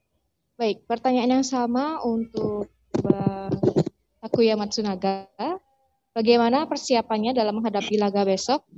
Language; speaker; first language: Indonesian; native; Indonesian